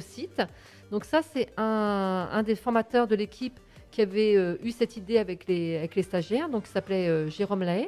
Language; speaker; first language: French; native; French